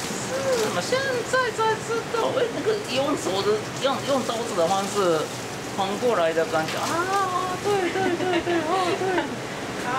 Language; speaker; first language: Chinese; non-native, learner; Japanese